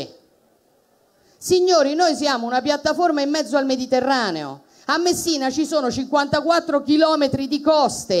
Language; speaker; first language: Italian; native; Italian